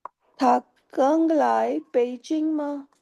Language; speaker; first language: Chinese; non-native, learner; Hindi